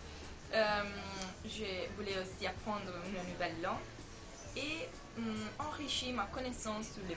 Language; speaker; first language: French; non-native, fluent; Italian